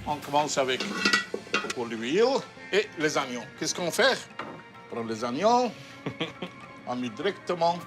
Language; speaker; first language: French; non-native, fluent; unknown